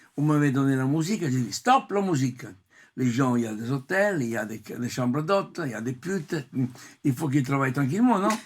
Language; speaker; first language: French; non-native, fluent; Italian